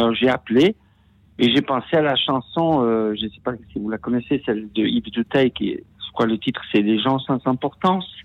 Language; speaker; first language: French; non-native, fluent; Italian